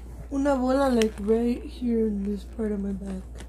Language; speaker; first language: English; early bilingual, other home language; Spanish